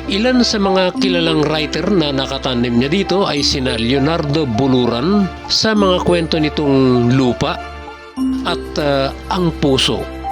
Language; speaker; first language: Filipino; native; Filipino